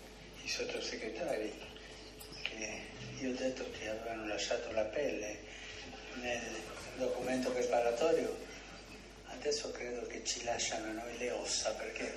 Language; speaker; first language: Italian; non-native, fluent; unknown